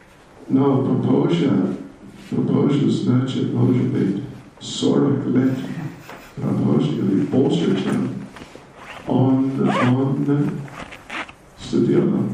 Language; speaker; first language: Russian; non-native, learner; English